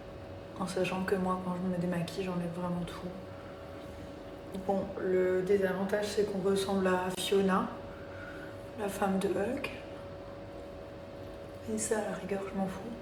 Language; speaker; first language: French; native; French